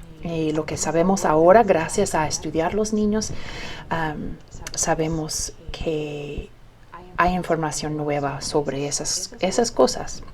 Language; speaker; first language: Spanish; early bilingual, heritage; Spanish